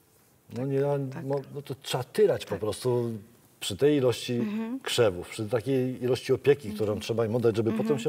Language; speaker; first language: Polish; native; Polish